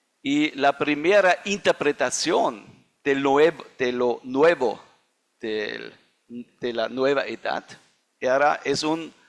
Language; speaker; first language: Spanish; non-native, fluent; German